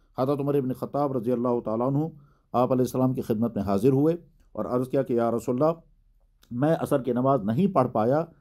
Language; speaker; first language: Urdu; non-native, local second language; Kashmiri